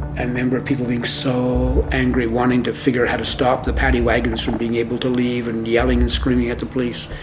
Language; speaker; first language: English; native; English